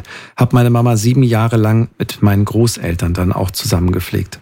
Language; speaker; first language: German; native; German